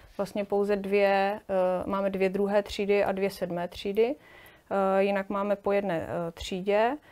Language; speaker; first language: Czech; native; Czech